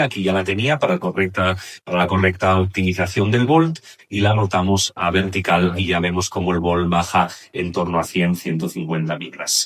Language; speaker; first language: Spanish; native; Spanish